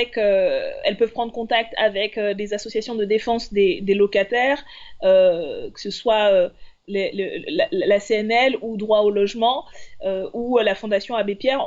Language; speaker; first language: French; native; French